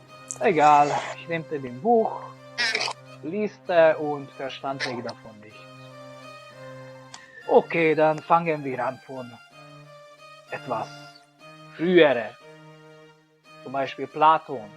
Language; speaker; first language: German; non-native, learner; Hungarian